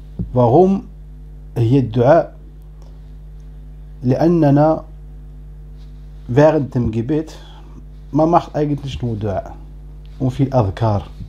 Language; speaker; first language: German; non-native, fluent; Arabic